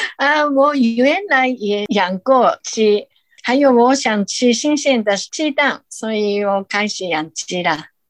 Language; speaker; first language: Chinese; non-native, fluent; Japanese